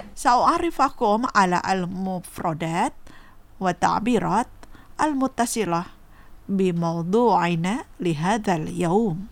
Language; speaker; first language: Arabic; non-native, fluent; Indonesian